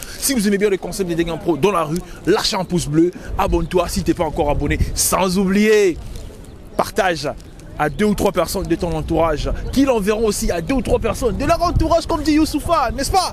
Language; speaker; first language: French; native; French